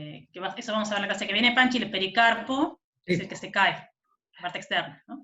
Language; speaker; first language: Spanish; native; Spanish